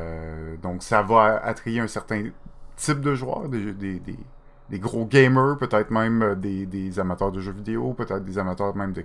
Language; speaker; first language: French; native; French